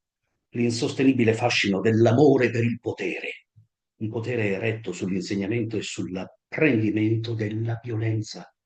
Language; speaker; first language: Italian; native; Italian